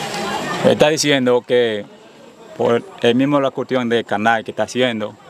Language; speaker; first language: Spanish; non-native, fluent; Haitian Creole